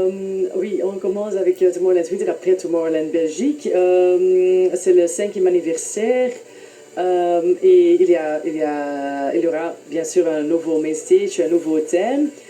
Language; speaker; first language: French; non-native, local second language; Dutch